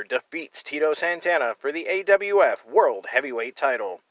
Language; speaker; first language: English; native; English